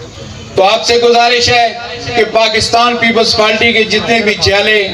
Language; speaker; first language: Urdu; non-native, local second language; Punjabi